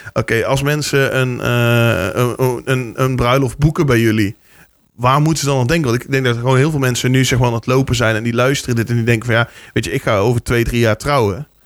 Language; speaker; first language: Dutch; native; Dutch